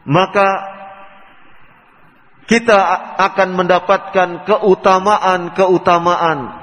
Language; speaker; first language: Indonesian; native; Indonesian